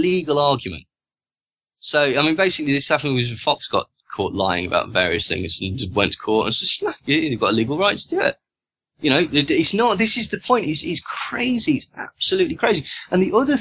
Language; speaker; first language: English; native; English